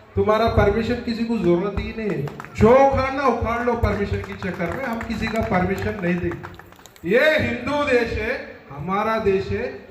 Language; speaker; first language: Hindi; non-native, local second language; Telugu